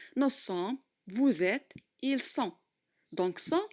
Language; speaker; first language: French; non-native, local second language; Arabic